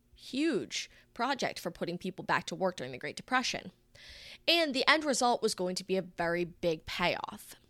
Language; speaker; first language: English; native; English